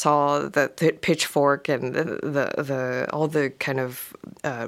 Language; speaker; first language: English; non-native, local second language; Cantonese